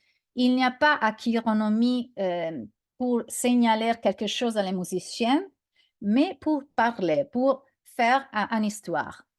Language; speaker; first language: French; non-native, learner; Italian